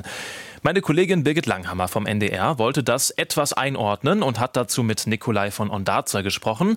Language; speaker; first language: German; native; German